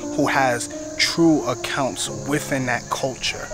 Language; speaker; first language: English; native; English